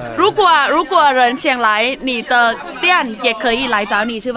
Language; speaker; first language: Chinese; non-native, fluent; Thai